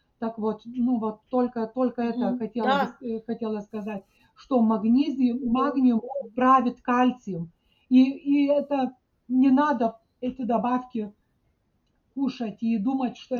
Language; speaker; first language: Russian; non-native, fluent; Lithuanian